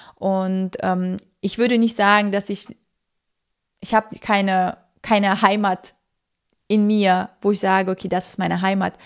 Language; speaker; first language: German; early bilingual, other home language; Russian